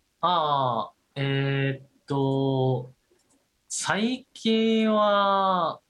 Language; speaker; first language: Japanese; non-native, fluent; Korean